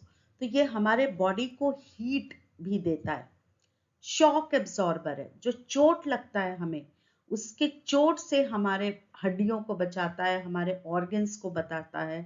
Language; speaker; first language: Hindi; native; Hindi